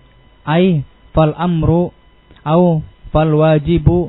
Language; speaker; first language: Arabic; non-native, learner; Indonesian